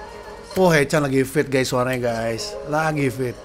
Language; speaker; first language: Indonesian; native; Indonesian